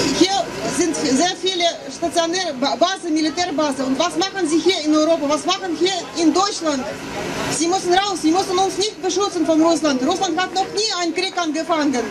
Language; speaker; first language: German; non-native, fluent; Russian